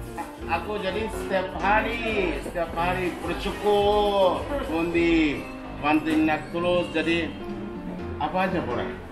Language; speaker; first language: Indonesian; non-native, fluent; Japanese